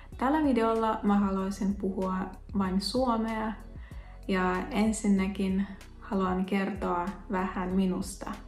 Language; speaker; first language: Finnish; non-native, learner; Russian